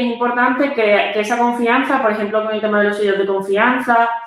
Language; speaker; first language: Spanish; native; Spanish